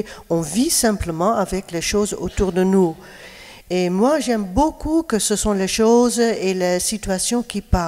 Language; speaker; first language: French; non-native, fluent; Dutch